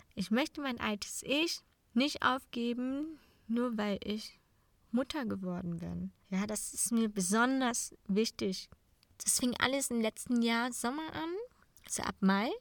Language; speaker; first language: German; non-native, fluent; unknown